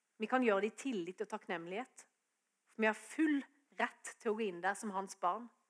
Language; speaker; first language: Norwegian; native; Norwegian